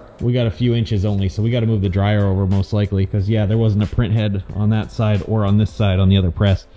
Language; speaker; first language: English; native; English